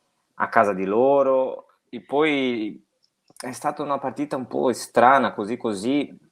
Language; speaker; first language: Italian; non-native, fluent; Portuguese